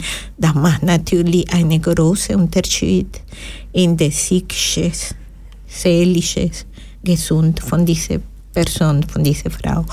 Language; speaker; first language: German; non-native, learner; Spanish